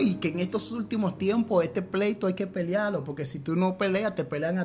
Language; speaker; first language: Spanish; native; Spanish